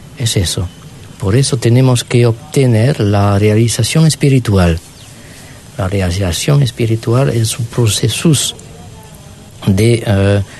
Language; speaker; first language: Spanish; non-native, learner; French